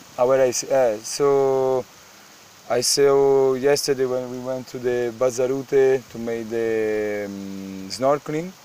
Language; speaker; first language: English; non-native, learner; Spanish